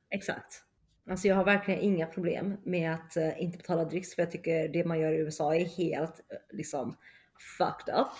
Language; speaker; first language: Swedish; early bilingual, other home language; Chinese